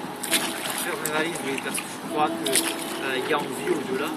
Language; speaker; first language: French; non-native, learner; Russian